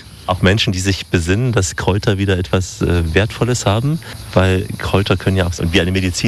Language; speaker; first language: German; native; German